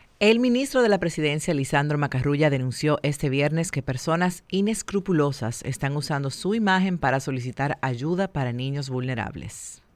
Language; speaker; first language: Spanish; native; Spanish